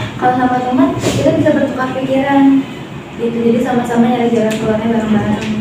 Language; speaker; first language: Indonesian; native; Indonesian